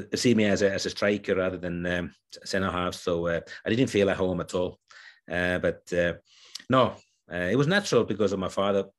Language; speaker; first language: English; non-native, fluent; Finnish